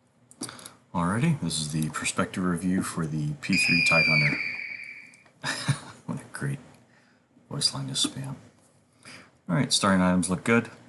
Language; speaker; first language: English; native; English